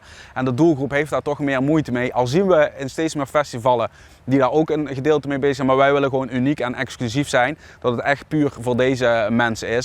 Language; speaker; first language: Dutch; native; Dutch